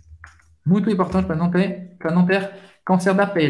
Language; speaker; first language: Portuguese; non-native, fluent; French